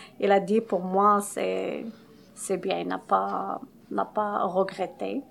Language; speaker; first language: French; non-native, local second language; Arabic